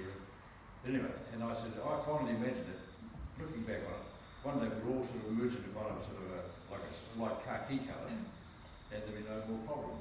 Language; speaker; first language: English; native; English